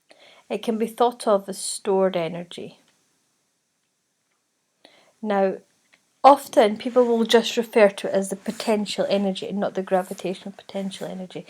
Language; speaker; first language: English; native; English